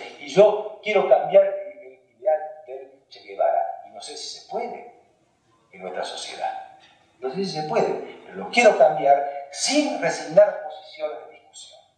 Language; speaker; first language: Spanish; early bilingual, other home language; Hungarian